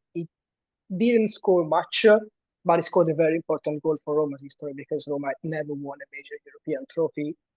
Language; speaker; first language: English; non-native, fluent; Italian